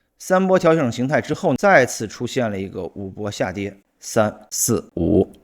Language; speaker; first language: Chinese; native; Chinese